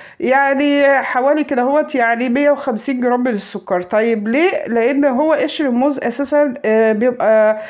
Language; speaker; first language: Arabic; native; Arabic